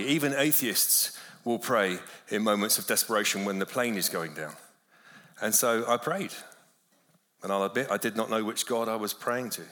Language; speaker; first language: English; native; English